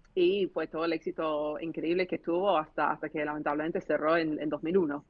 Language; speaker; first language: Spanish; non-native, fluent; English